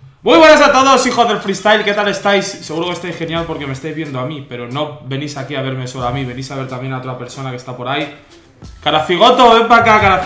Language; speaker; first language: Spanish; native; Spanish